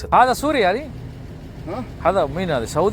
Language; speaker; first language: Arabic; non-native, learner; Tamil